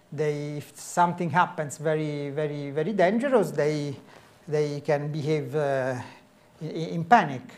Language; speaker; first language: English; non-native, fluent; Italian